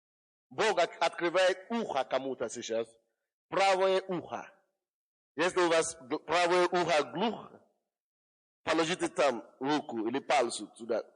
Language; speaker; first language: Russian; non-native, fluent; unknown